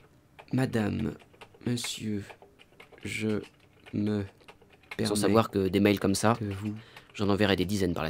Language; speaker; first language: French; native; French